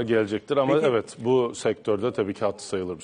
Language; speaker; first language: Turkish; native; Turkish